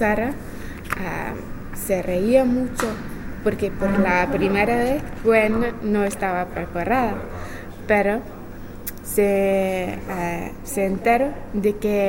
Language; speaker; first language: Spanish; non-native, fluent; English